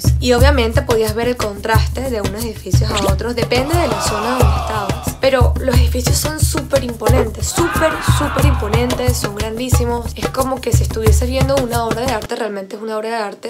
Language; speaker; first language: Spanish; native; Spanish